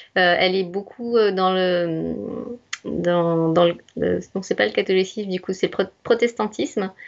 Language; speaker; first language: French; native; French